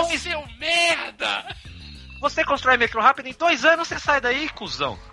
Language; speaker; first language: Portuguese; native; Portuguese